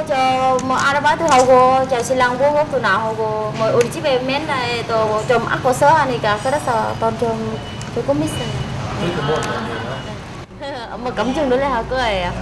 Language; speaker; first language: Korean; non-native, learner; Vietnamese